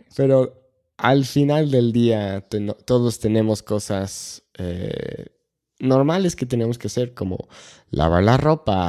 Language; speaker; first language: Spanish; non-native, fluent; English